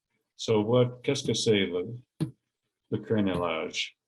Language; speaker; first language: French; non-native, learner; English